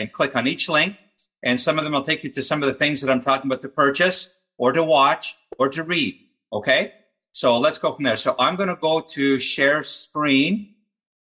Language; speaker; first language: English; native; English